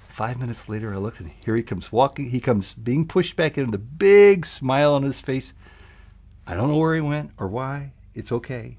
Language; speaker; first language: English; native; English